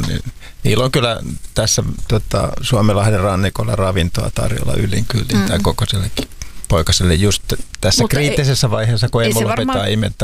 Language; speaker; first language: Finnish; native; Finnish